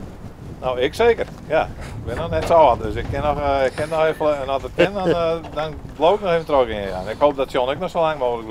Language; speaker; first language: Dutch; non-native, local second language; Western Frisian